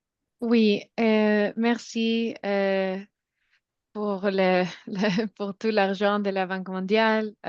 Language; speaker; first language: French; non-native, fluent; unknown